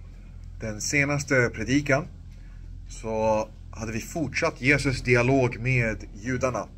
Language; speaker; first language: Swedish; non-native, local second language; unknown